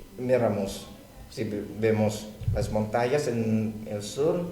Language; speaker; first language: Spanish; non-native, learner; Thai